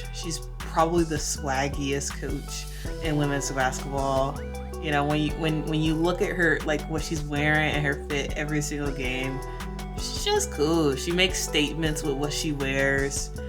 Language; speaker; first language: English; native; English